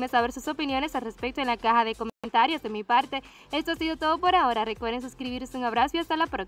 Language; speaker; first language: Spanish; native; Spanish